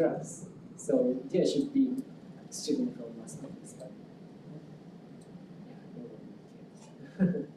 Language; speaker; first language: English; non-native, local second language; Japanese